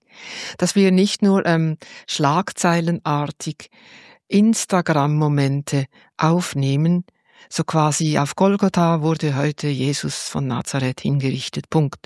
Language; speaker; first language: German; native; German